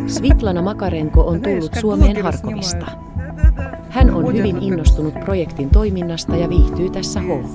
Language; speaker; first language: Finnish; native; Finnish